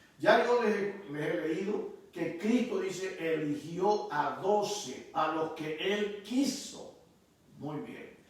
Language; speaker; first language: Spanish; native; Spanish